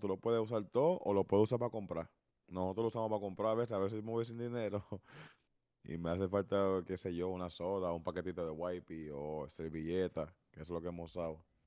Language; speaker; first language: Spanish; early bilingual, heritage; Spanish